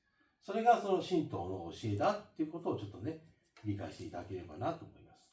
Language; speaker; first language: Japanese; native; Japanese